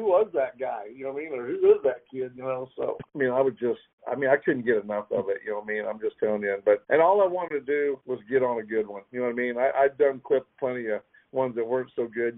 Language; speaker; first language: English; native; English